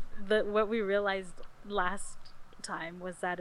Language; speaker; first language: English; native; English